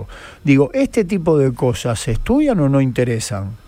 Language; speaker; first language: Spanish; native; Spanish